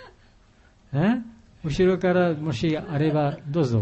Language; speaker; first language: Japanese; non-native, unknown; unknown